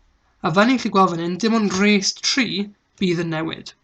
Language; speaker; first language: Welsh; native; Welsh